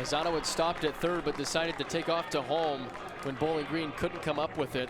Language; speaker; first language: English; native; English